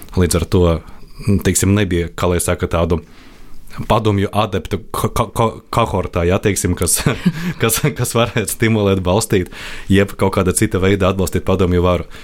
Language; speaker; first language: Latvian; non-native, local second language; Russian